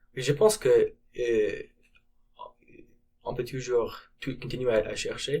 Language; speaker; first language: French; non-native, learner; English